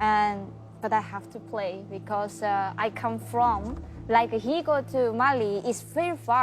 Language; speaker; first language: English; non-native, learner; Chinese